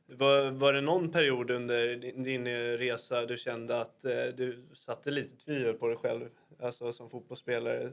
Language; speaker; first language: Swedish; native; Swedish